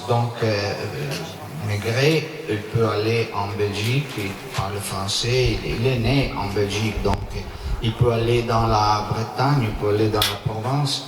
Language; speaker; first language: French; non-native, learner; Italian